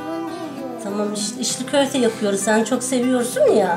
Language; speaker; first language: Turkish; native; Turkish